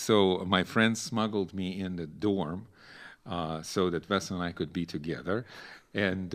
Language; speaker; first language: English; non-native, fluent; Ukrainian